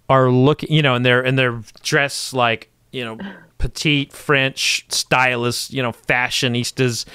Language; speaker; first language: English; native; English